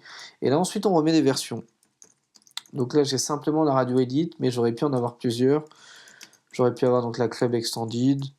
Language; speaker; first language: French; native; French